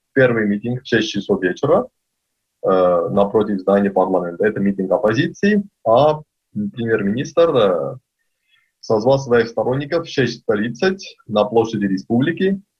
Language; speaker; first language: Russian; non-native, local second language; Armenian